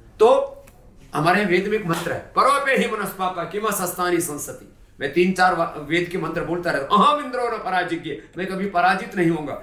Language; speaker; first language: Hindi; native; Hindi